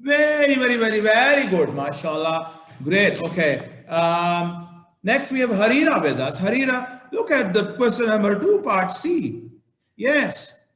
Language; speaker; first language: English; non-native, local second language; Urdu